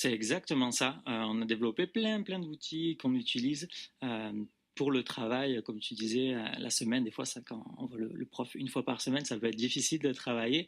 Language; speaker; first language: French; native; French